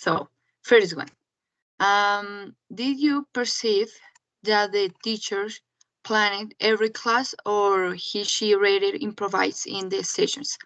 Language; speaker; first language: English; non-native, learner; Spanish